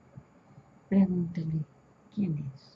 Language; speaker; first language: Spanish; native; Spanish